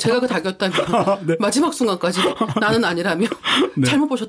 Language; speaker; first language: Korean; native; Korean